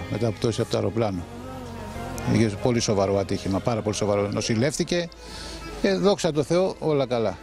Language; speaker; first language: Greek; native; Greek